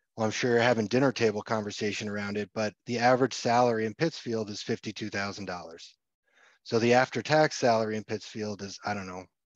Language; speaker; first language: English; native; English